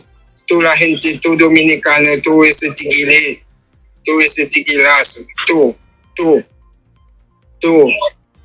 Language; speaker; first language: Spanish; non-native, learner; Haitian Creole